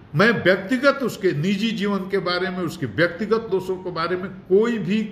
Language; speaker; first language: Hindi; native; Hindi